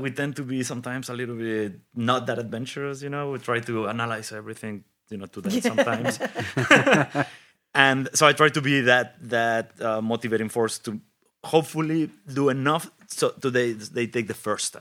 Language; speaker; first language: English; non-native, fluent; Spanish